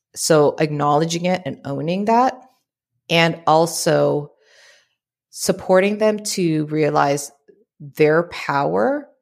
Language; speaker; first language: English; early bilingual, other home language; Filipino